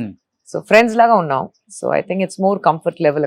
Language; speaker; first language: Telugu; non-native, local second language; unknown